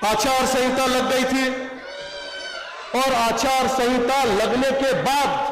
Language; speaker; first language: Hindi; non-native, local second language; Marathi